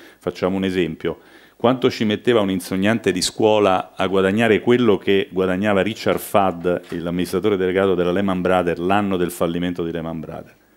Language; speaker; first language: Italian; native; Italian